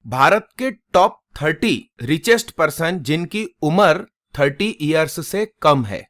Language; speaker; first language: Hindi; non-native, local second language; Gujarati